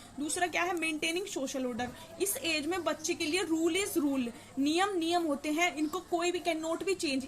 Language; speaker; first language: Hindi; native; Hindi